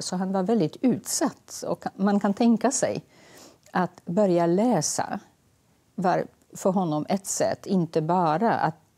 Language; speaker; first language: Swedish; non-native, fluent; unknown